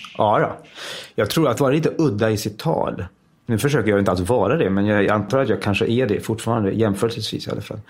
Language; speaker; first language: Swedish; early bilingual, heritage; Swedish